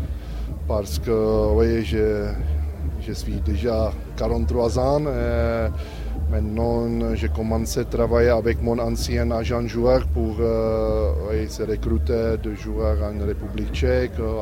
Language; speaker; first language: French; non-native, learner; Czech